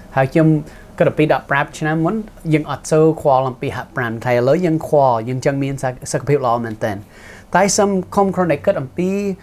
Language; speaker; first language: Khmer; non-native, fluent; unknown